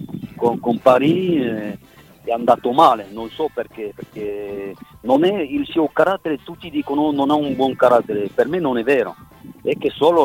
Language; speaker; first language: Italian; non-native, fluent; French